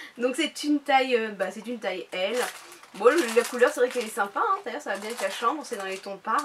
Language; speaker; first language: French; native; French